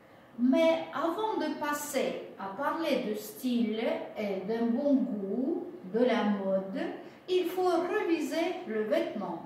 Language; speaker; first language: French; non-native, fluent; Russian